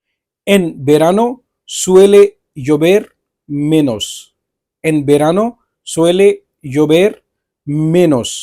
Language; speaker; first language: Spanish; non-native, fluent; Urdu